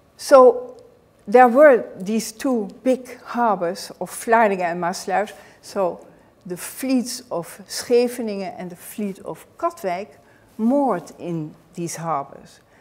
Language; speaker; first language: English; non-native, fluent; Dutch